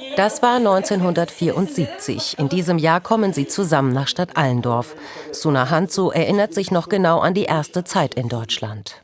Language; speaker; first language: German; early bilingual, other home language; Turkish